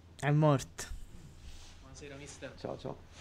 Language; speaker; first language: Italian; native; Italian